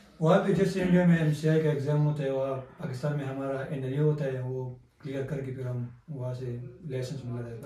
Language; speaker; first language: Urdu; non-native, local second language; Pashto